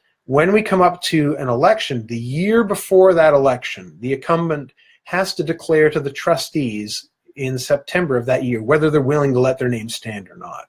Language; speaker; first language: English; native; English